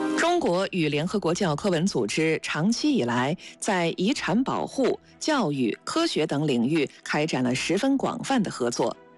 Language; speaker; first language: Chinese; native; Chinese